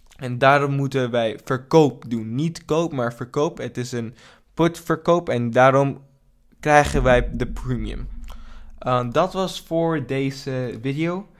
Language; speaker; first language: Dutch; non-native, learner; English